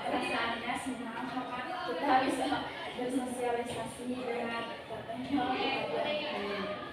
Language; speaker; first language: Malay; non-native, local second language; Sundanese